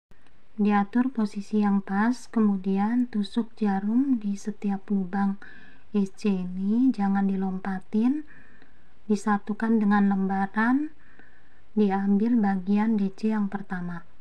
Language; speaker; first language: Indonesian; native; Indonesian